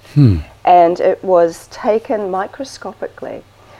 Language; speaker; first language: English; native; English